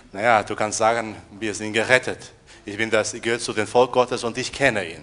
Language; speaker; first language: German; non-native, fluent; Portuguese